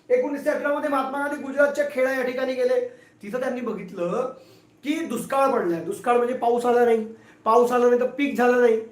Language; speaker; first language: Marathi; non-native, local second language; Hindi